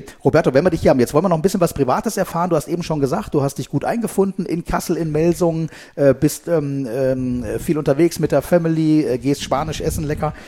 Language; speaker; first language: German; native; German